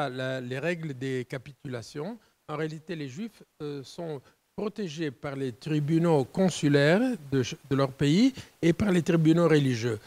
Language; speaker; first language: French; non-native, fluent; Italian